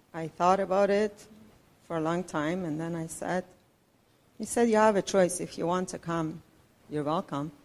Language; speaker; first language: English; non-native, fluent; Persian